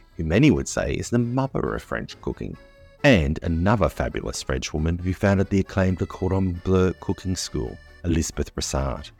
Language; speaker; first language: English; native; English